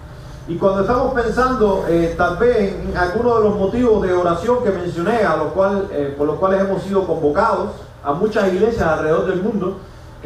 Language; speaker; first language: Spanish; native; Spanish